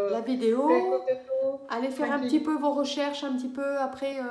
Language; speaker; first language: French; native; French